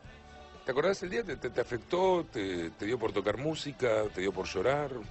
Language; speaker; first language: Spanish; native; Spanish